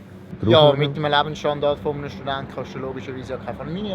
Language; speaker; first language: German; native; German